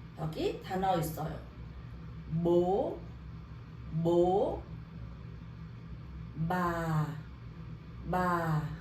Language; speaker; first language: Korean; non-native, learner; Vietnamese